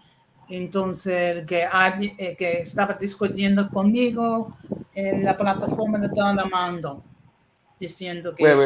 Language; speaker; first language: Spanish; non-native, learner; English